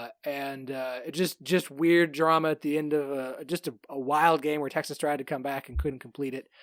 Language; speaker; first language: English; native; English